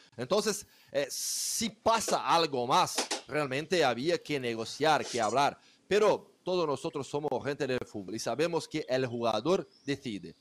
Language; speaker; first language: Spanish; non-native, fluent; Portuguese